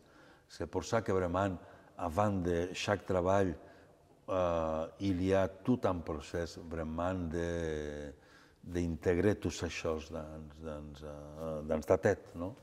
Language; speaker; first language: French; non-native, fluent; Catalan